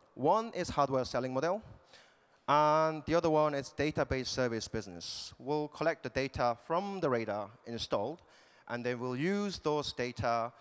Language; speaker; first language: English; non-native, fluent; Korean